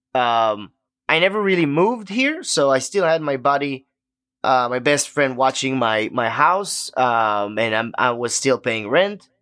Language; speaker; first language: English; non-native, fluent; Hebrew